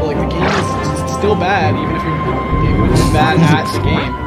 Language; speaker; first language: English; native; English